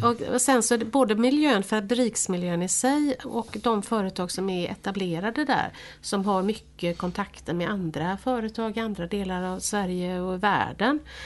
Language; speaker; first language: Swedish; native; Swedish